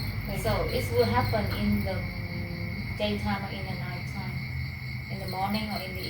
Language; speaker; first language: English; non-native, fluent; Vietnamese